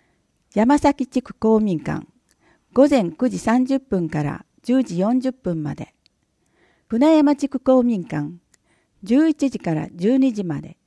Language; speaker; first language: Japanese; native; Japanese